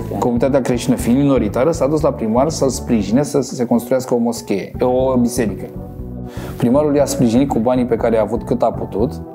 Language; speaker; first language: Romanian; non-native, local second language; Crimean Tatar